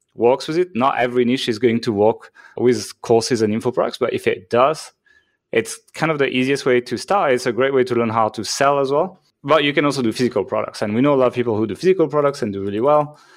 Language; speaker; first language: English; non-native, fluent; French